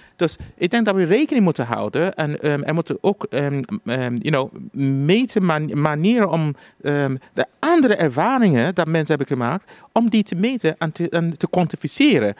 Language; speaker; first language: Dutch; non-native, fluent; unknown